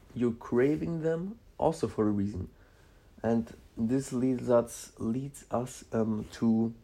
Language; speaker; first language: English; non-native, fluent; Polish